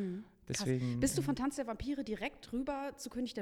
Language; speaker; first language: German; native; German